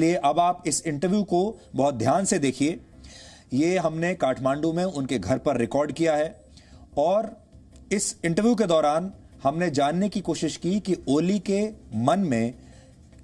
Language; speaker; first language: Hindi; native; Hindi